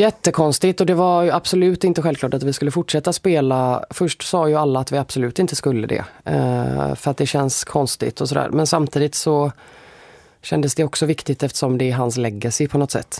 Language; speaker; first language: Swedish; native; Swedish